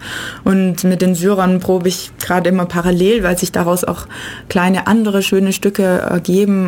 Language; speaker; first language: German; native; German